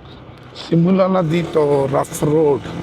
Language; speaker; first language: Filipino; non-native, learner; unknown